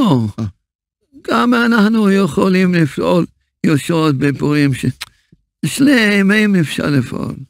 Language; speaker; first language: Hebrew; early bilingual, other home language; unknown